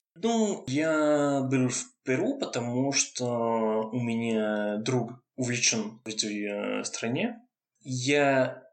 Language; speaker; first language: Russian; non-native, fluent; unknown